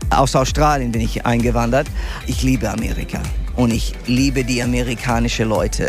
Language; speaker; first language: German; non-native, fluent; English